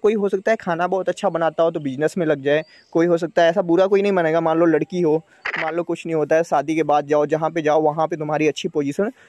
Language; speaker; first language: Hindi; native; Hindi